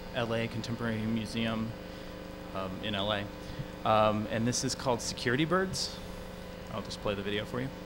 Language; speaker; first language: English; native; English